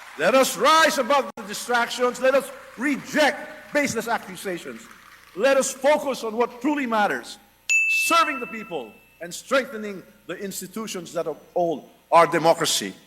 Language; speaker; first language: English; non-native, local second language; Filipino